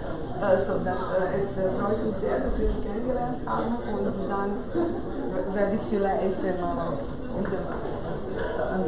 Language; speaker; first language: German; non-native, fluent; Serbian